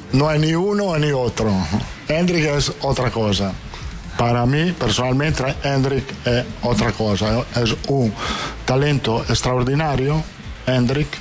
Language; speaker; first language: Spanish; non-native, fluent; Italian